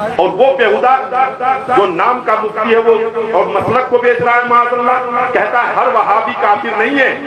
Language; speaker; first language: Urdu; native; Urdu